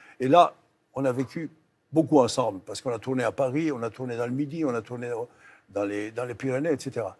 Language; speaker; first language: French; non-native, fluent; Greek